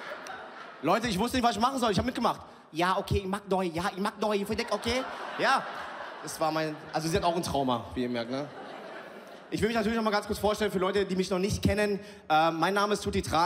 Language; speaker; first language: German; early bilingual, other home language; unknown